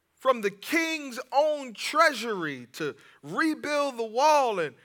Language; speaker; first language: English; native; English